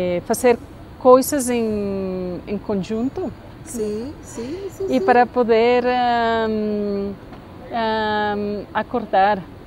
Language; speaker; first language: Portuguese; non-native, fluent; Spanish